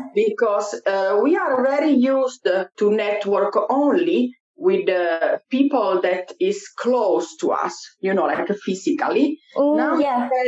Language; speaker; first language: English; non-native, fluent; Italian